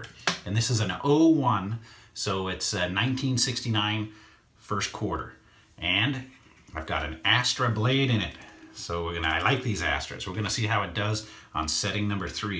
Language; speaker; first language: English; native; English